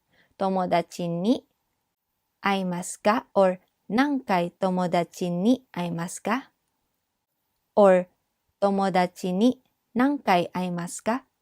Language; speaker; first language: Japanese; non-native, fluent; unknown